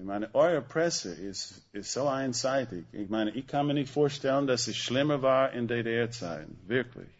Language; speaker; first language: German; non-native, fluent; English